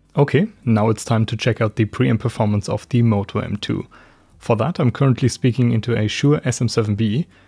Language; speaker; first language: English; non-native, fluent; German